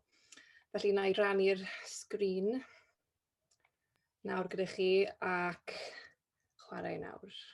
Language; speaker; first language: Welsh; native; Welsh